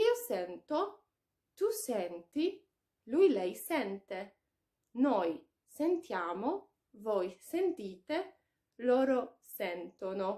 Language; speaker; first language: Italian; non-native, fluent; Polish